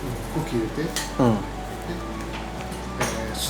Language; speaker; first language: Japanese; non-native, learner; Portuguese